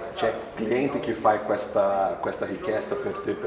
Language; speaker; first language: Italian; non-native, learner; Portuguese